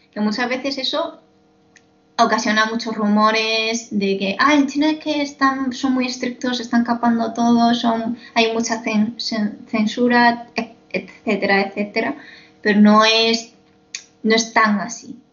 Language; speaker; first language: Spanish; non-native, fluent; Chinese